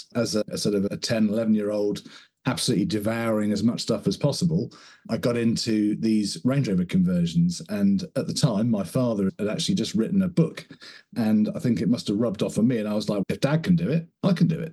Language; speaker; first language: English; native; English